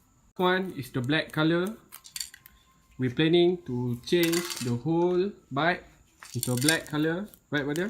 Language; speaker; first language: English; non-native, local second language; Malay